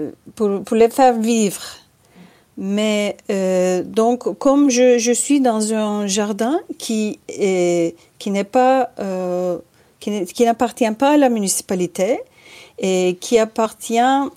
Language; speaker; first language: French; non-native, fluent; Turkish